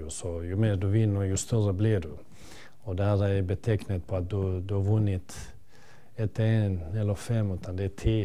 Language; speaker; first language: Swedish; early bilingual, other home language; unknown